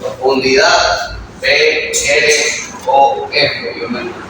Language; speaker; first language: Spanish; native; Spanish